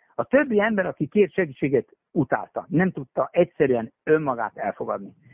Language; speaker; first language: Hungarian; native; Hungarian